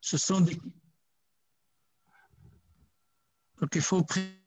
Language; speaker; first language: French; non-native, local second language; Arabic